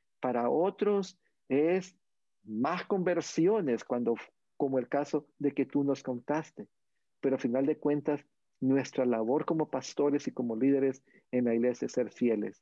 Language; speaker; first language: Spanish; native; Spanish